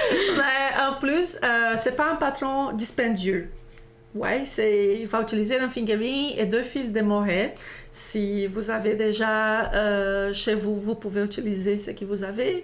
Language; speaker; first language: French; non-native, fluent; Portuguese